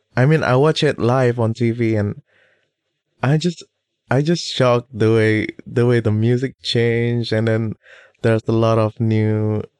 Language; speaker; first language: English; non-native, fluent; Indonesian